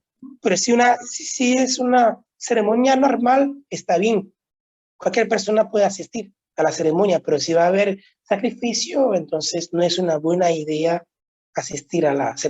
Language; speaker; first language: Spanish; non-native, local second language; Haitian Creole